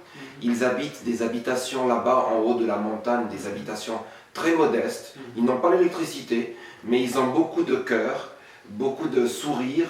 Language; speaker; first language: French; non-native, local second language; Arabic